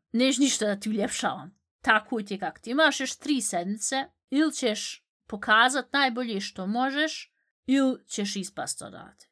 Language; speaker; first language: Bosnian; early bilingual, heritage; Bosnian